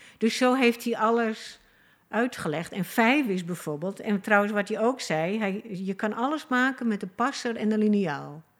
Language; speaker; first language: Dutch; native; Dutch